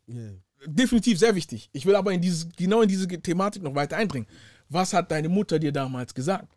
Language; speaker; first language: German; early bilingual, other home language; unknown